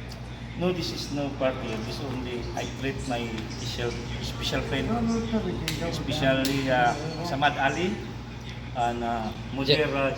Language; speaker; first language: English; non-native, learner; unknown